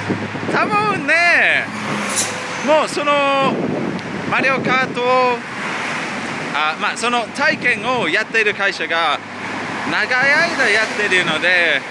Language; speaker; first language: Japanese; non-native, learner; English